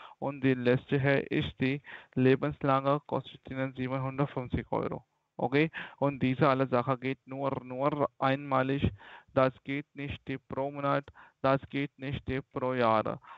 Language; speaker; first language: German; non-native, learner; Hindi